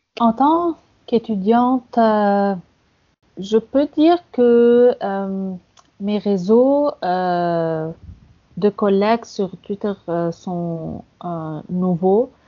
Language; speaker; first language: French; non-native, fluent; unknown